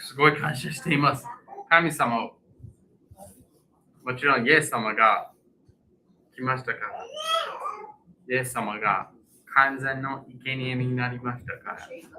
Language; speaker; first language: Japanese; non-native, fluent; English